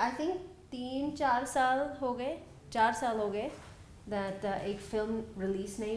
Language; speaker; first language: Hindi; non-native, fluent; English